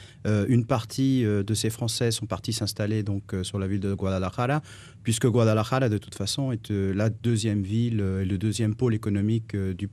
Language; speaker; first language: French; native; French